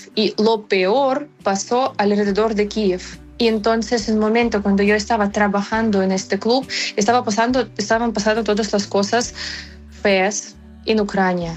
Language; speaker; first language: Spanish; non-native, fluent; Ukrainian